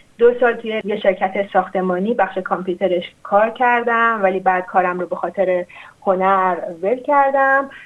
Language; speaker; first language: Persian; non-native, local second language; Azerbaijani